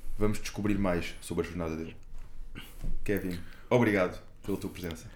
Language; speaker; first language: Portuguese; native; Portuguese